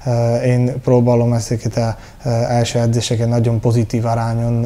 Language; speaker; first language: Hungarian; early bilingual, heritage; Hungarian